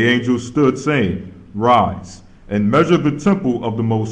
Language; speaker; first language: English; native; English